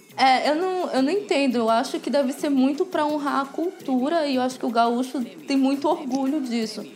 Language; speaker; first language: Portuguese; native; Portuguese